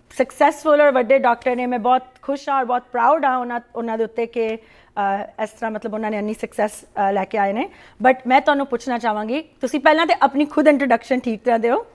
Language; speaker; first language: Punjabi; early bilingual, heritage; Punjabi